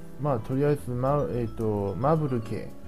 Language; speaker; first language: Japanese; non-native, learner; Chinese